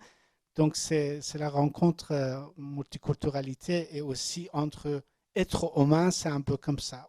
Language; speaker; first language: French; non-native, learner; Persian